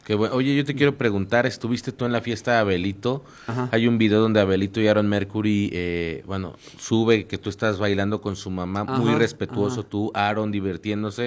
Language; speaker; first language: Spanish; native; Spanish